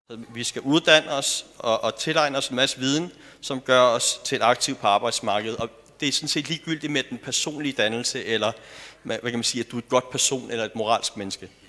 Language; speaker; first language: Danish; early bilingual, other home language; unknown